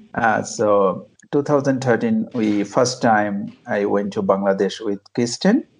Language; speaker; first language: English; non-native, local second language; Bangla